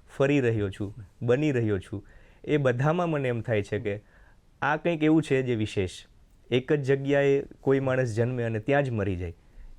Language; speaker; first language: Gujarati; native; Gujarati